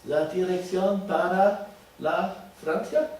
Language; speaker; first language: Spanish; non-native, learner; German